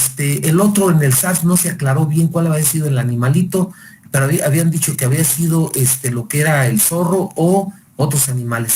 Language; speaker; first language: Spanish; native; Spanish